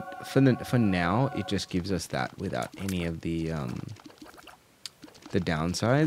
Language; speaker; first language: English; native; English